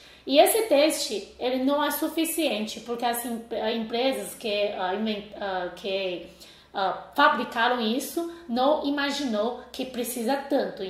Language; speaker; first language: Portuguese; non-native, fluent; Chinese